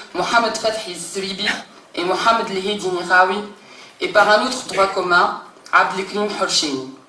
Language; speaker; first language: French; non-native, local second language; Arabic